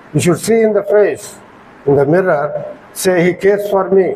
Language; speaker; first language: English; non-native, local second language; Telugu